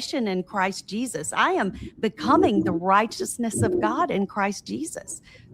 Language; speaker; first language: English; native; English